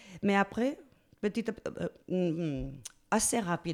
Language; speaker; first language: French; non-native, fluent; Spanish